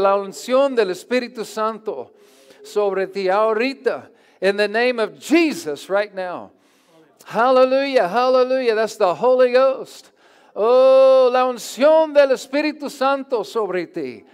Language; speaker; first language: Spanish; non-native, learner; English